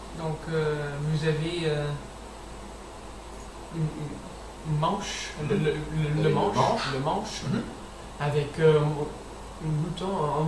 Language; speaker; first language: French; non-native, learner; English